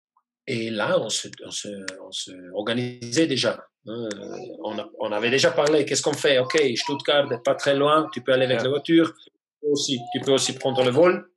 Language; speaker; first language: French; non-native, fluent; German